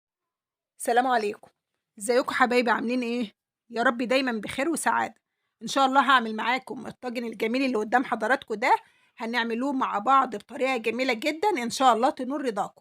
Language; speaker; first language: Arabic; native; Arabic